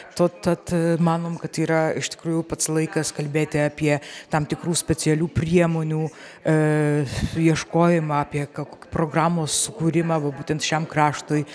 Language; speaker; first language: Lithuanian; native; Lithuanian